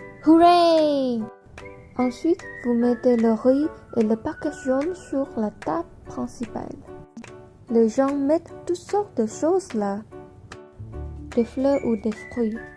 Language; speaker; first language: French; non-native, learner; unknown